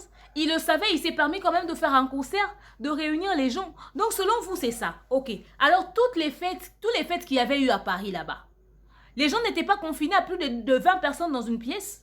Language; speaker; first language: French; non-native, local second language; Lingala